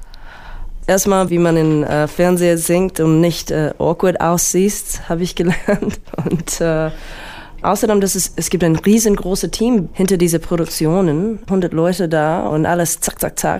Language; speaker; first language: German; non-native, learner; English